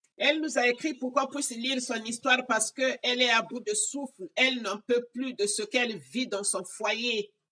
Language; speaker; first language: French; non-native, local second language; Lingala